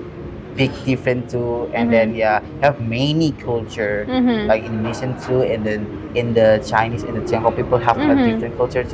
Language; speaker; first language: English; non-native, learner; Indonesian